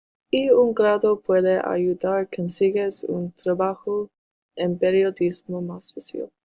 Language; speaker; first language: Spanish; non-native, learner; English